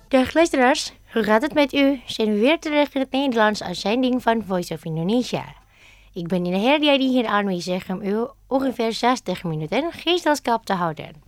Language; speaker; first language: Dutch; non-native, fluent; Indonesian